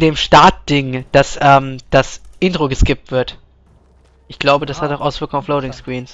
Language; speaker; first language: German; native; German